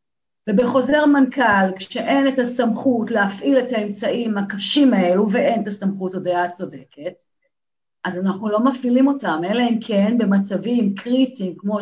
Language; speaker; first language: Hebrew; native; Hebrew